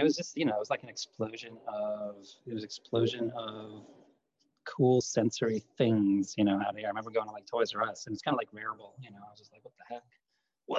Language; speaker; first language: English; non-native, fluent; Lithuanian